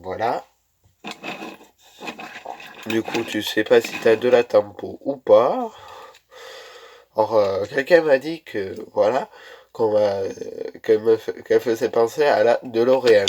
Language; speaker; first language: French; native; French